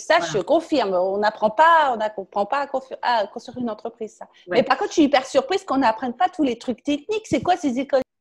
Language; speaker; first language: French; native; French